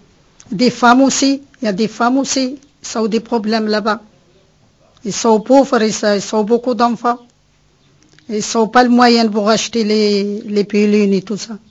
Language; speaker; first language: French; non-native, learner; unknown